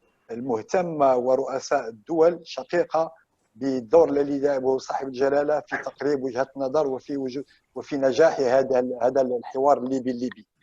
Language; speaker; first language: Arabic; native; Arabic